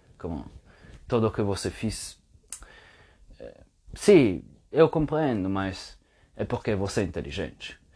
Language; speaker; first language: Portuguese; non-native, fluent; Italian